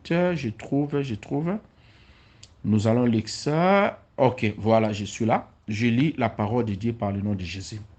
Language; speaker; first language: French; non-native, local second language; Lingala